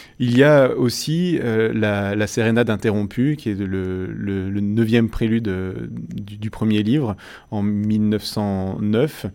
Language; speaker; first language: French; native; French